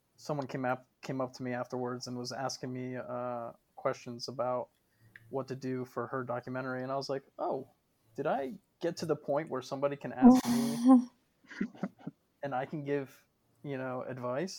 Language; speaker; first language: English; native; English